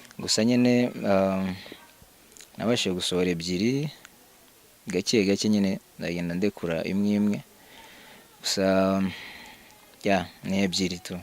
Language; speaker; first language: Kinyarwanda; early bilingual, heritage; Kinyarwanda